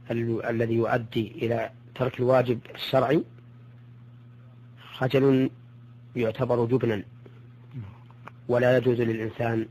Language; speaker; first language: Arabic; native; Arabic